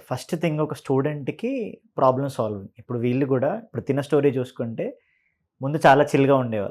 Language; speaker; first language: Telugu; native; Telugu